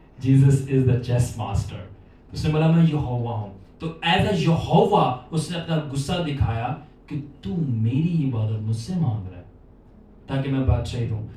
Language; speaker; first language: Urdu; native; Urdu